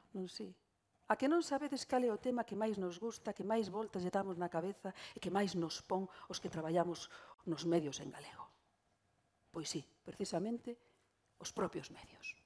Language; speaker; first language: Galician; non-native, local second language; Spanish